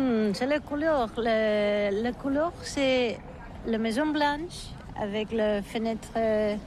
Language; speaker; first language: French; non-native, learner; Catalan